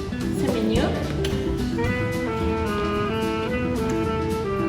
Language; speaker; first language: French; non-native, learner; Indonesian